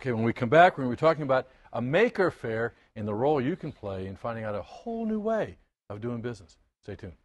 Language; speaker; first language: English; native; English